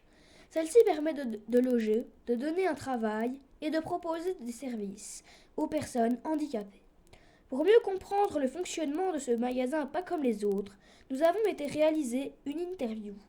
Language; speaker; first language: French; native; French